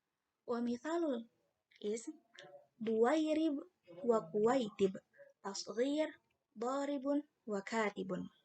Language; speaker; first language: Arabic; non-native, learner; Indonesian